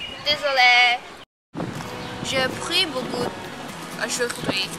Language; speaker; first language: French; non-native, learner; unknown